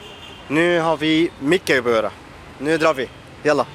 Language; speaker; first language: Swedish; non-native, fluent; Arabic